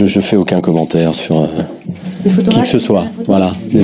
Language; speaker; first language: French; native; French